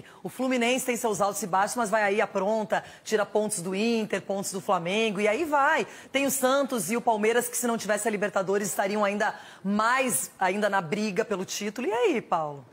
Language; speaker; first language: Portuguese; native; Portuguese